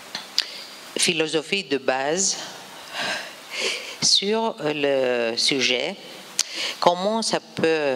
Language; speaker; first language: French; non-native, fluent; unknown